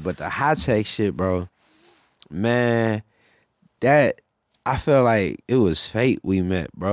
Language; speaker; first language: English; native; English